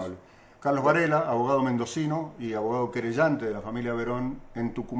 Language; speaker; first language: Spanish; native; Spanish